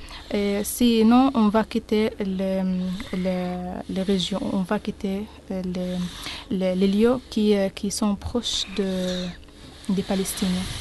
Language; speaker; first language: French; non-native, learner; Arabic